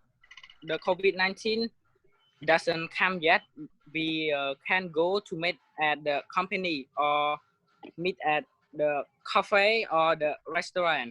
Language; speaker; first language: English; non-native, learner; Khmer